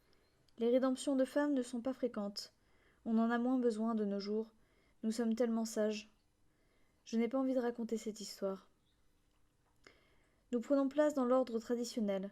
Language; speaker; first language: French; native; French